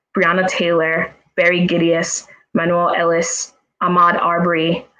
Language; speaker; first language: Italian; non-native, fluent; English